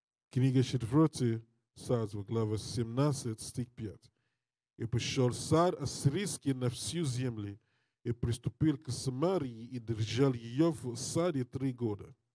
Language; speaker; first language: Russian; non-native, learner; English